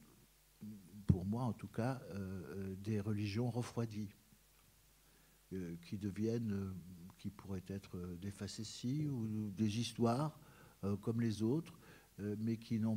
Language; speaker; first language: French; native; French